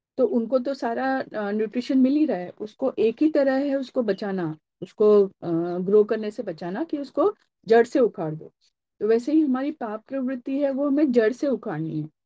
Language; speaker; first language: Hindi; non-native, local second language; Marathi